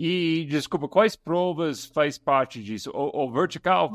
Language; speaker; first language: Portuguese; non-native, fluent; English